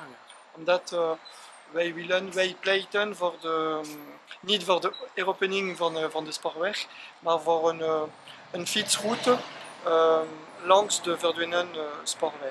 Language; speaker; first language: Dutch; non-native, fluent; French